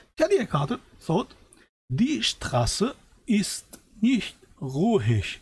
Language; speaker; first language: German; non-native, fluent; Albanian